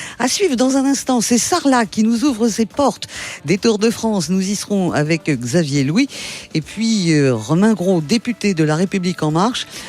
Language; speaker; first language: French; native; French